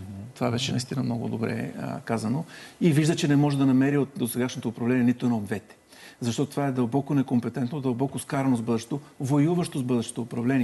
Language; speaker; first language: Bulgarian; native; Bulgarian